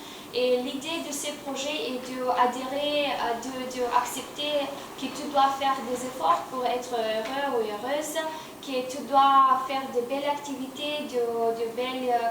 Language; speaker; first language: French; non-native, learner; Romanian